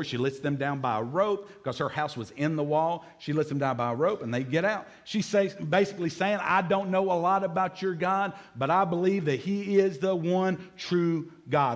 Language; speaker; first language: English; native; English